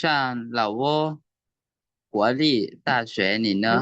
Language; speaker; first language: Chinese; non-native, learner; Lao